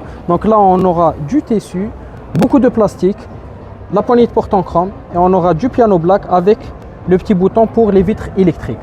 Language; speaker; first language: French; native; French